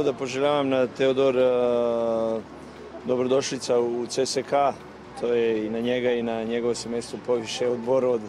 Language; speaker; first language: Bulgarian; non-native, learner; Macedonian